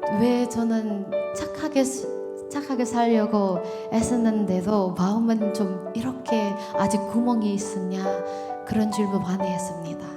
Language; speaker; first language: Korean; non-native, learner; Indonesian